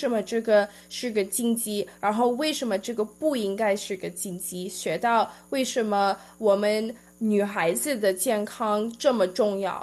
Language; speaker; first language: Chinese; early bilingual, heritage; Chinese